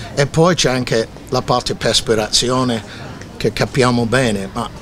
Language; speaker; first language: Italian; non-native, fluent; English